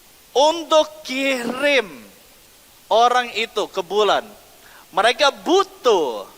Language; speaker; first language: Indonesian; non-native, fluent; English